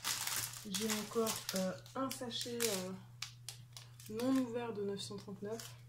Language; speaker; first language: French; native; French